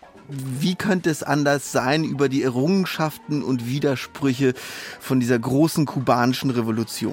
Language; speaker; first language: German; native; German